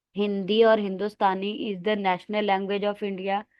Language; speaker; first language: English; non-native, local second language; Punjabi